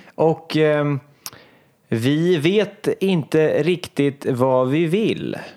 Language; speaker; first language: Swedish; native; Swedish